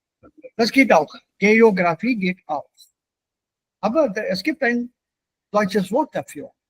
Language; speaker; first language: German; non-native, fluent; Hindi